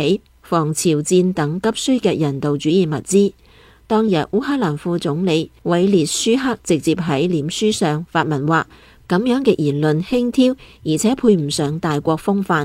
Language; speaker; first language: Chinese; non-native, local second language; Cantonese